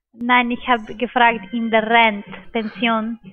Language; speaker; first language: German; non-native, learner; Spanish